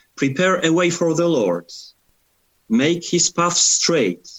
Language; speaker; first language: English; non-native, fluent; Polish